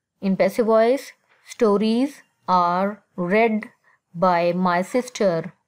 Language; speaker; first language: English; non-native, local second language; Urdu